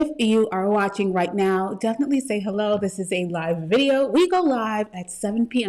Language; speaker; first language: English; native; English